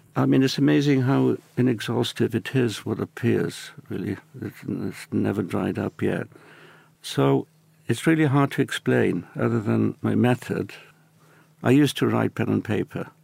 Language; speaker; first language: English; native; English